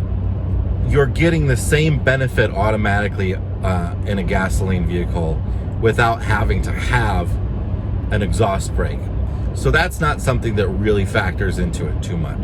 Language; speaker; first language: English; native; English